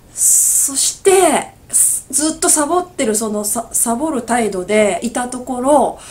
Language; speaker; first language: Japanese; native; Japanese